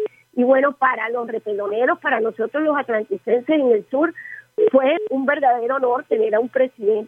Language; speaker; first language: Spanish; native; Spanish